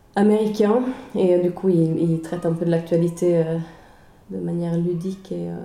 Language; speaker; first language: French; early bilingual, other home language; Swedish